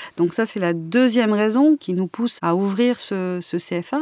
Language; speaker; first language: French; native; French